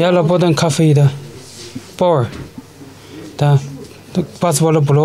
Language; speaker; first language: Russian; non-native, learner; Chinese